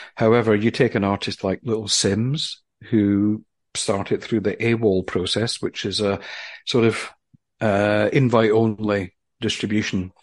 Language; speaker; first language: English; native; English